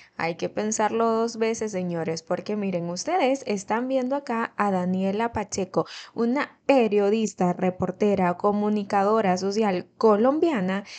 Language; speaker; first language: Spanish; native; Spanish